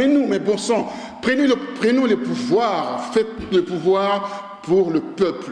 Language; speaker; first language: French; non-native, local second language; Lingala